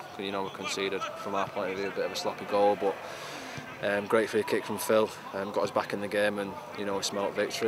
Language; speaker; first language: English; native; English